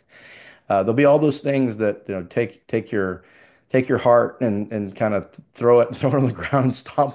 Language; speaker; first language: English; native; English